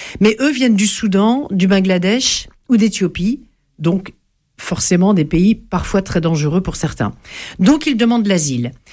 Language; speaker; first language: French; native; French